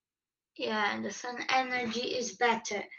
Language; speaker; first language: English; non-native, fluent; Polish